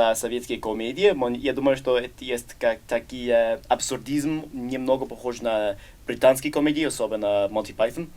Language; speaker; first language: Russian; non-native, learner; English